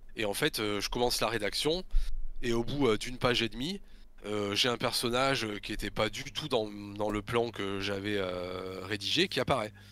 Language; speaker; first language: French; native; French